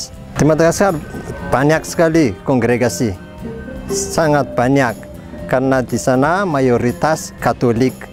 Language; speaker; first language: Indonesian; non-native, fluent; Malagasy